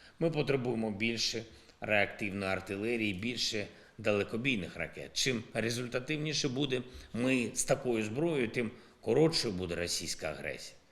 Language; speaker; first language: Ukrainian; non-native, local second language; Russian